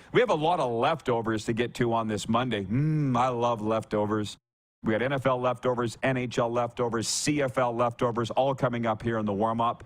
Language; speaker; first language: English; native; English